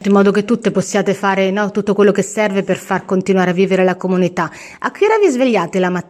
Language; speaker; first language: Italian; native; Italian